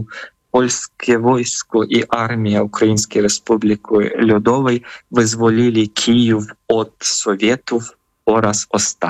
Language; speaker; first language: Polish; non-native, fluent; Ukrainian